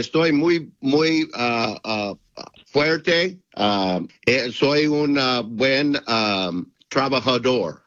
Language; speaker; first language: Spanish; non-native, learner; English